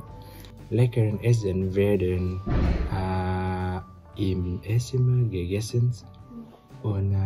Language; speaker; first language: German; non-native, learner; Vietnamese